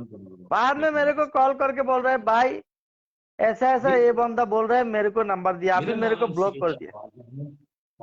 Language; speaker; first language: Hindi; non-native, learner; Bangla